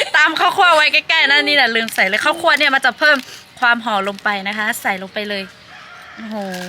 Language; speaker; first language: Thai; non-native, local second language; Lahu